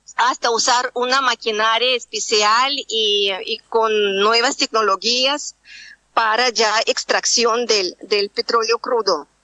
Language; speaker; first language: Spanish; non-native, fluent; Russian